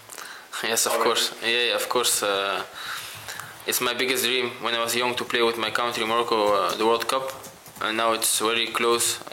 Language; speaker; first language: English; non-native, fluent; Dutch